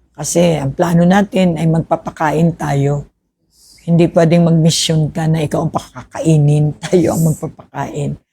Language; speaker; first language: Filipino; non-native, local second language; Hiligaynon